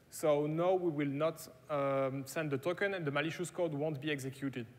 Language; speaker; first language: English; non-native, fluent; German